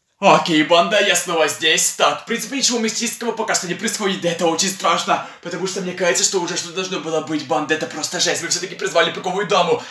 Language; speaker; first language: Russian; non-native, local second language; Ukrainian